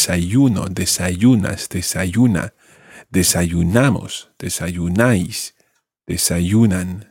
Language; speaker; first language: Spanish; non-native, fluent; English